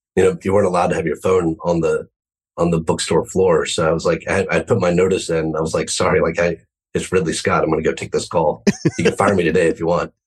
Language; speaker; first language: English; native; English